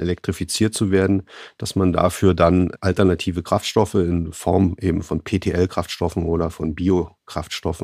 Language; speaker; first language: German; native; German